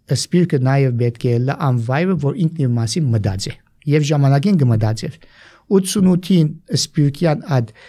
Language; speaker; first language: Armenian; early bilingual, heritage; Armenian